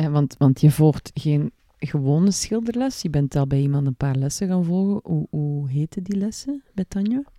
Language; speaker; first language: Dutch; native; Dutch